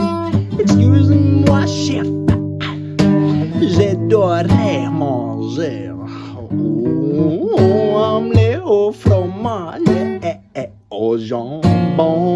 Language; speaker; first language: French; non-native, learner; English